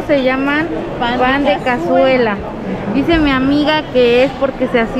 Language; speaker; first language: Spanish; native; Spanish